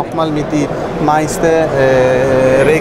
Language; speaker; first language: German; non-native, learner; Italian